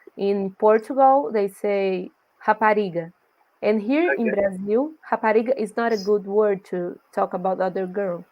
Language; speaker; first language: English; non-native, learner; Portuguese